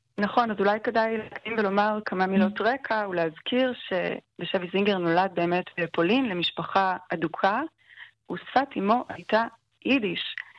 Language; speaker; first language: Hebrew; native; Hebrew